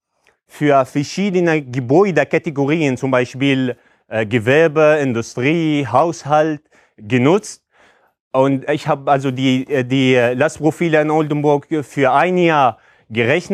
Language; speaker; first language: German; non-native, fluent; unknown